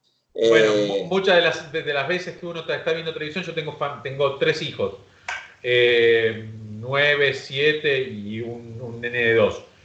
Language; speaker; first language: Spanish; native; Spanish